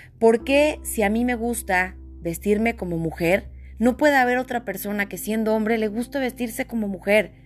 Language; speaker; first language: Spanish; native; Spanish